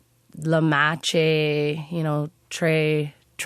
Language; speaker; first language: French; non-native, learner; English